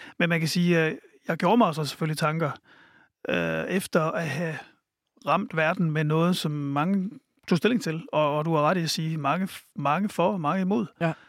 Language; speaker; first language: Danish; native; Danish